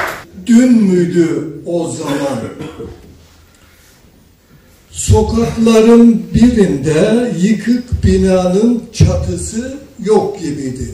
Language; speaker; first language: Turkish; native; Turkish